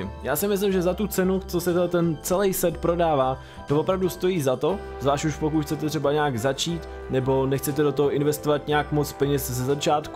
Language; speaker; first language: Czech; native; Czech